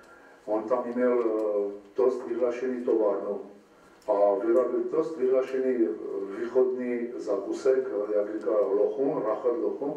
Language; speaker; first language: Czech; non-native, learner; Armenian